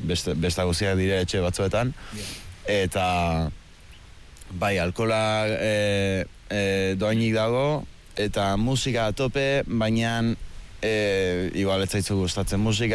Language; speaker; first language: Basque; early bilingual, heritage; Basque